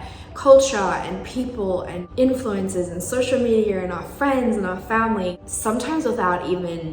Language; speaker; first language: English; native; English